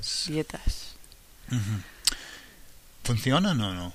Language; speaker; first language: Spanish; non-native, fluent; English